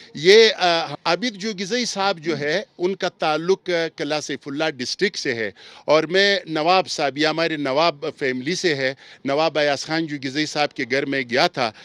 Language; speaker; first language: Urdu; non-native, local second language; Pashto